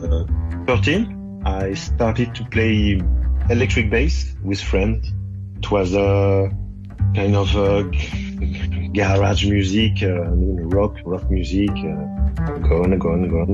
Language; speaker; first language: English; non-native, fluent; French